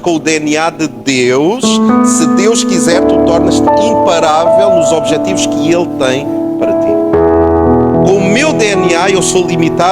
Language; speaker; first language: Portuguese; native; Portuguese